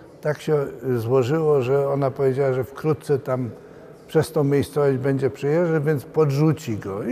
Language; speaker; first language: Polish; early bilingual, heritage; Polish